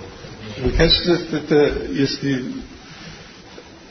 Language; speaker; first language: Russian; non-native, fluent; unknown